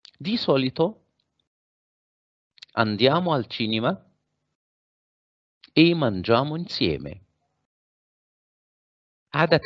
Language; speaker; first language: Italian; non-native, fluent; Arabic